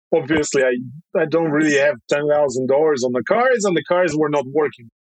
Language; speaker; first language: English; non-native, fluent; Russian